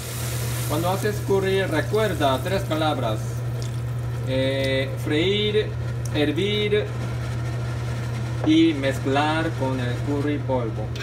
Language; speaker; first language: Spanish; non-native, learner; Korean